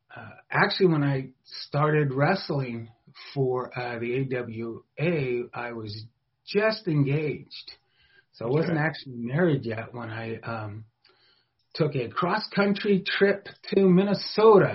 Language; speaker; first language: English; native; English